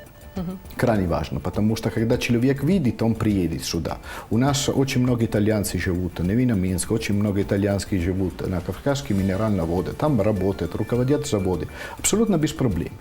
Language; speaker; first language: Russian; non-native, fluent; Italian